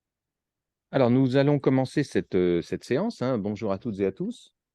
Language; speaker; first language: French; native; French